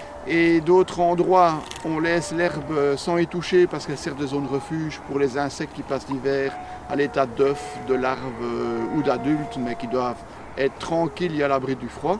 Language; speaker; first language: French; native; French